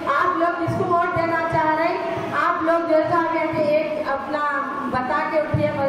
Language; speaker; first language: Urdu; native; Urdu